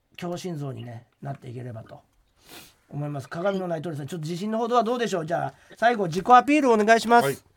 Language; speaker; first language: Japanese; native; Japanese